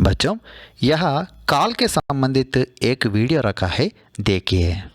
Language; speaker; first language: Hindi; non-native, local second language; Telugu